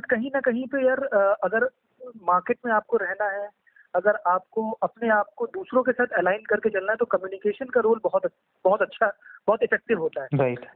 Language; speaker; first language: Hindi; native; Hindi